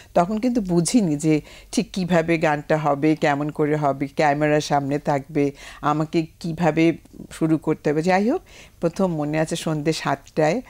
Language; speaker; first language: Bangla; native; Bangla